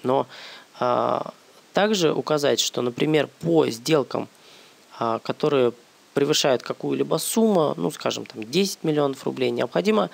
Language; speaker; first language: Russian; native; Russian